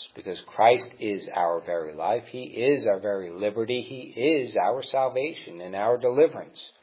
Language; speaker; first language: English; native; English